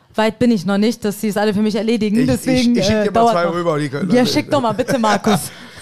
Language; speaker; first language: German; early bilingual, other home language; Persian